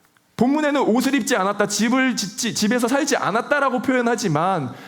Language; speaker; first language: Korean; native; Korean